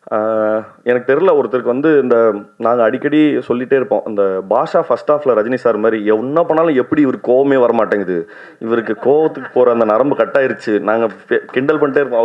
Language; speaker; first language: Tamil; native; Tamil